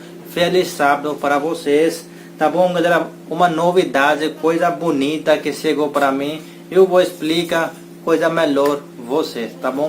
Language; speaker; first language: Portuguese; non-native, learner; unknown